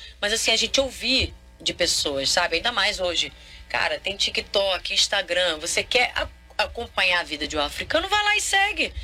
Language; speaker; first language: Portuguese; non-native, local second language; Kabuverdianu